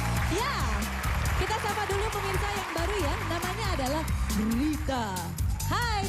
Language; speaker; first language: Indonesian; native; Indonesian